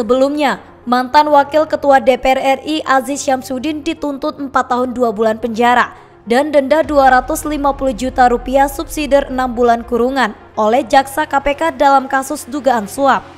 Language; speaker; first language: Indonesian; native; Indonesian